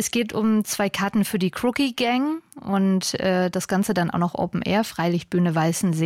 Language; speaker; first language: German; native; German